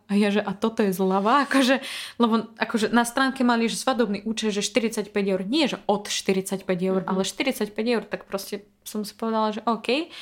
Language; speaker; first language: Slovak; non-native, fluent; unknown